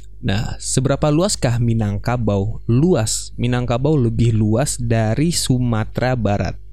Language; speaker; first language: Indonesian; non-native, local second language; Minangkabau